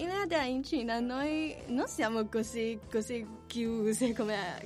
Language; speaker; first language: Italian; non-native, learner; Chinese